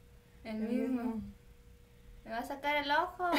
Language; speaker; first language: Spanish; native; Spanish